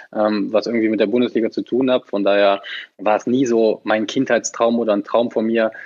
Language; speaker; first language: German; native; German